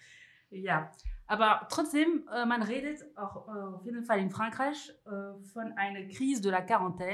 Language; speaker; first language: German; non-native, fluent; French